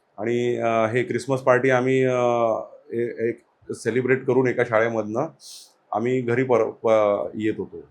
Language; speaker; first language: Marathi; native; Marathi